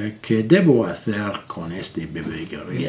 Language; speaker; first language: Spanish; non-native, learner; English